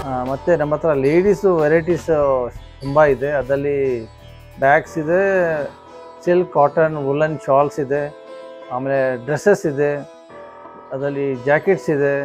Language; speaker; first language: Kannada; non-native, local second language; Gujarati